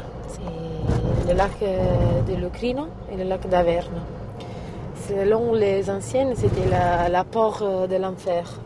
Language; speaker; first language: French; non-native, fluent; Italian